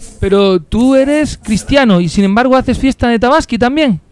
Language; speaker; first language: Spanish; native; Spanish